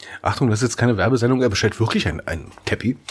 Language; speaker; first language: German; native; German